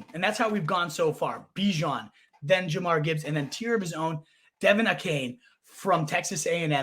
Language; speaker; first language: English; native; English